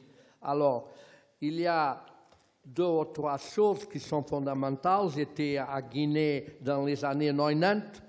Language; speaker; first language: French; non-native, fluent; Portuguese